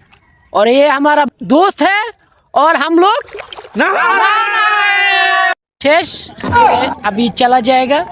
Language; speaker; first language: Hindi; non-native, local second language; Bangla